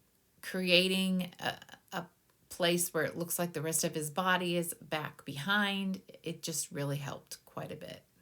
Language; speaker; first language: English; native; English